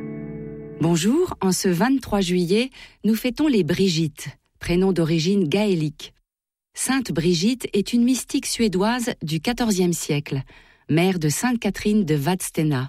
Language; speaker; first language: French; native; French